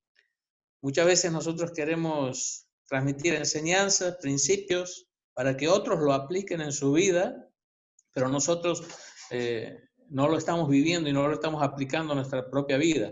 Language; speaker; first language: Spanish; native; Spanish